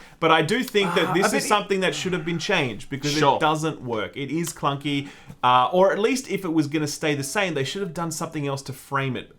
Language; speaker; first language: English; native; English